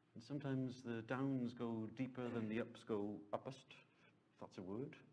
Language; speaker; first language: English; native; English